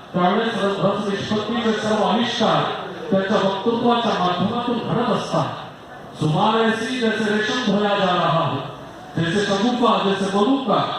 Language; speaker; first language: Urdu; native; Urdu